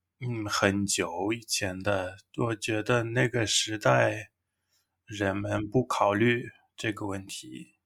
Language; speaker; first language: Chinese; non-native, fluent; English